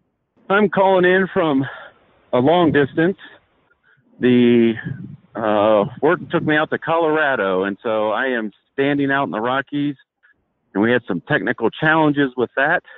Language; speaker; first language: English; native; English